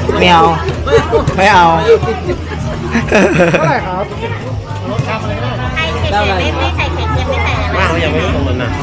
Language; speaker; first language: Thai; non-native, learner; Filipino